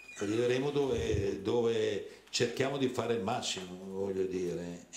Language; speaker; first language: Italian; native; Italian